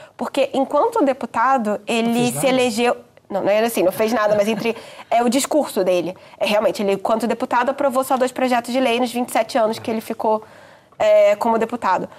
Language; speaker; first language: Portuguese; native; Portuguese